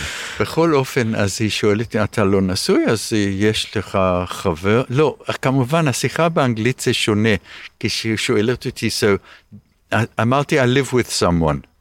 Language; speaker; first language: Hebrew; early bilingual, other home language; English